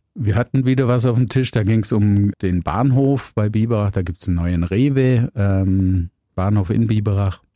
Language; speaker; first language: German; native; German